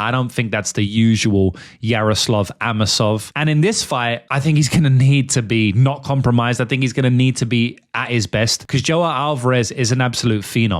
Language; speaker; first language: English; native; English